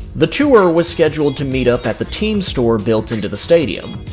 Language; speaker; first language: English; native; English